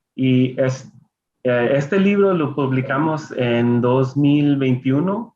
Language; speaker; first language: Spanish; early bilingual, heritage; Spanish